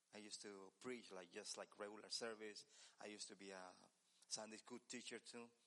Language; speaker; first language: English; non-native, learner; Spanish